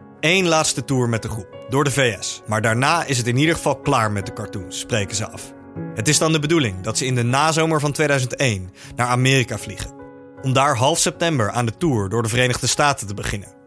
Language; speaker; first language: Dutch; native; Dutch